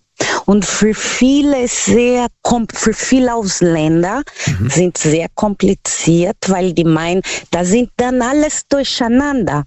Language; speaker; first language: German; non-native, learner; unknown